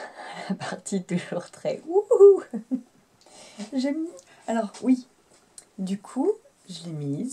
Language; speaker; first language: French; native; French